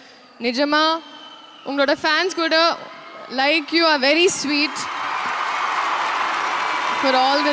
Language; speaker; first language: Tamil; non-native, learner; Telugu